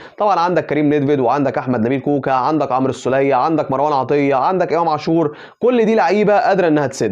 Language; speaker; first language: Arabic; native; Arabic